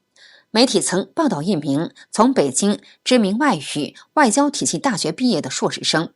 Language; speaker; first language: Chinese; native; Chinese